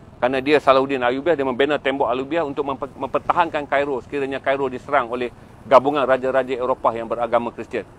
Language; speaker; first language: Malay; native; Malay